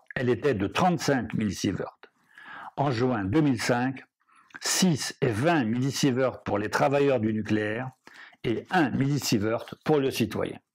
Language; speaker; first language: French; native; French